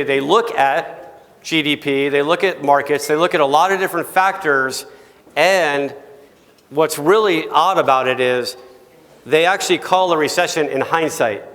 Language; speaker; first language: English; native; English